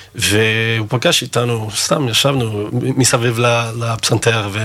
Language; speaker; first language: Hebrew; non-native, fluent; English